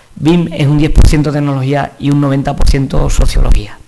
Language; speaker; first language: Spanish; native; Spanish